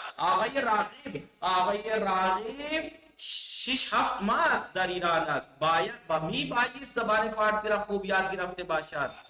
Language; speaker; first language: Urdu; native; Urdu